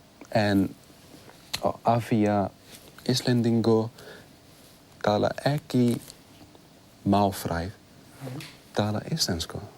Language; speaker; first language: Icelandic; non-native, learner; English